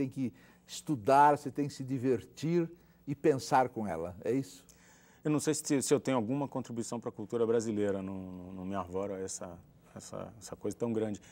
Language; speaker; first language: Portuguese; native; Portuguese